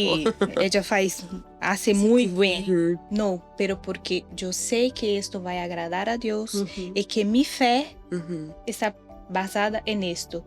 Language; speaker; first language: Spanish; non-native, learner; Portuguese